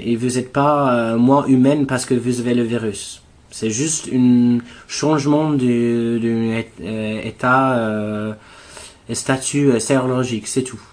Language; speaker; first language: French; non-native, learner; English